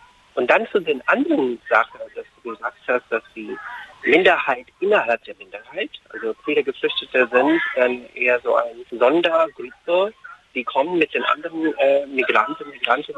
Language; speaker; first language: German; non-native, fluent; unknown